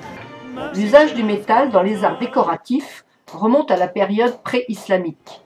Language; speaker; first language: French; native; French